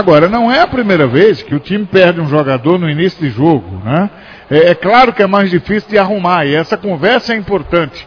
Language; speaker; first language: Portuguese; native; Portuguese